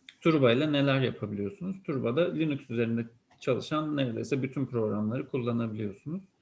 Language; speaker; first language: Turkish; native; Turkish